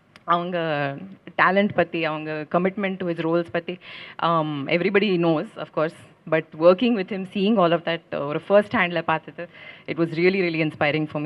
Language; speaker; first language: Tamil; non-native, fluent; Kannada